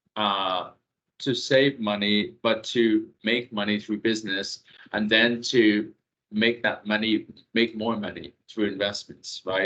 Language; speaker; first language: English; non-native, fluent; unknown